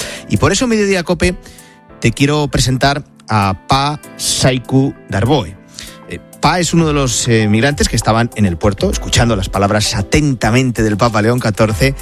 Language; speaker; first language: Spanish; native; Spanish